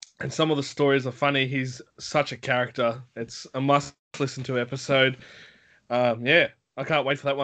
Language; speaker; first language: English; native; English